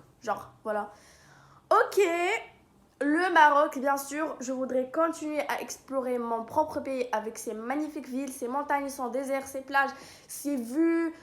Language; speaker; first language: French; non-native, local second language; Arabic